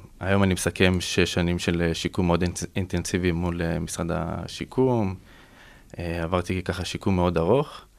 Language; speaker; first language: Hebrew; native; Hebrew